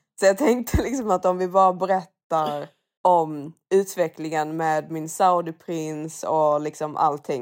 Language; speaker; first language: Swedish; native; Swedish